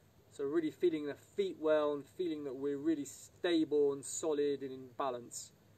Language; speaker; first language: English; native; English